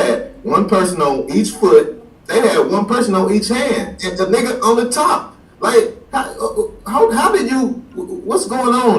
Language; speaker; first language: English; native; English